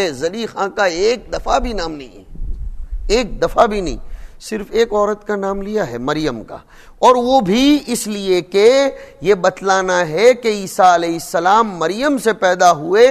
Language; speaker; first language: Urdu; non-native, local second language; Gujarati